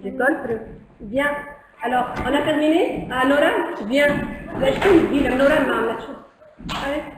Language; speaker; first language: French; non-native, local second language; Arabic